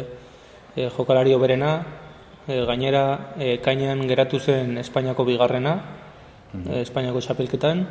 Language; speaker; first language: Basque; non-native, local second language; Spanish